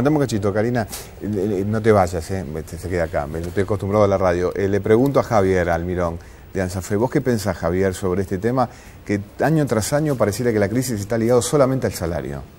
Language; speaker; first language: Spanish; native; Spanish